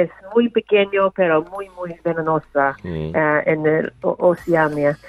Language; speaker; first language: Spanish; non-native, learner; English